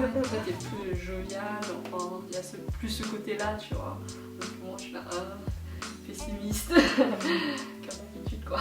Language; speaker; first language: French; native; French